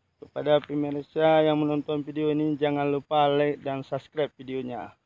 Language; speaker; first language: Indonesian; non-native, local second language; Achinese